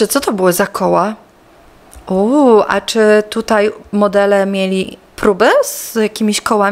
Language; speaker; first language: Polish; native; Polish